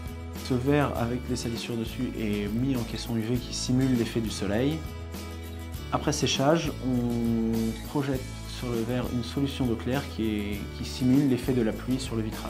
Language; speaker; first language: French; native; French